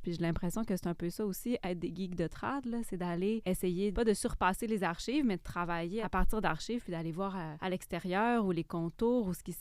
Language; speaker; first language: French; native; French